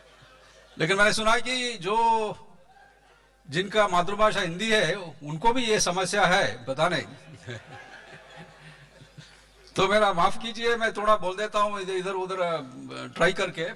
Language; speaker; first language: Hindi; non-native, local second language; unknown